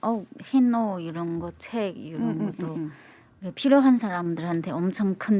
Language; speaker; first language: Korean; non-native, fluent; Japanese